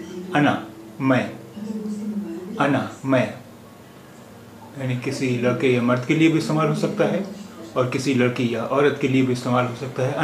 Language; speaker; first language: Urdu; native; Urdu